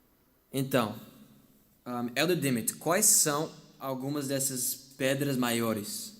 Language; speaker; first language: Portuguese; non-native, fluent; English